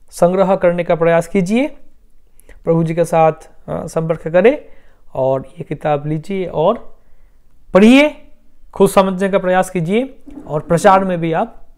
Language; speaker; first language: Hindi; non-native, local second language; Bangla